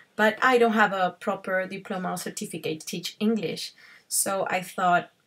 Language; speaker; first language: English; non-native, fluent; Spanish